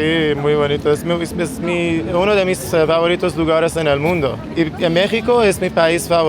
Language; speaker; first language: Spanish; non-native, learner; Persian